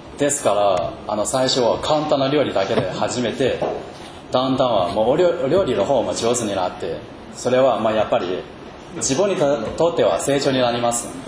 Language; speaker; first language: Japanese; non-native, fluent; Chinese